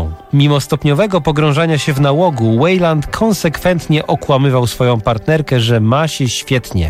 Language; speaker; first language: Polish; native; Polish